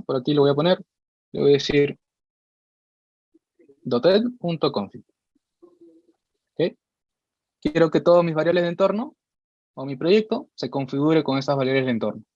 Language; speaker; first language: Spanish; native; Spanish